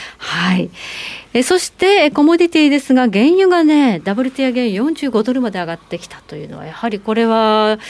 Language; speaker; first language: Japanese; native; Japanese